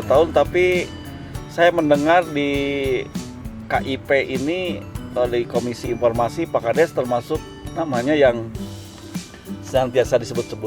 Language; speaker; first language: Indonesian; non-native, local second language; Sundanese